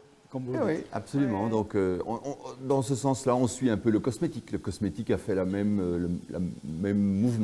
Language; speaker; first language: French; native; French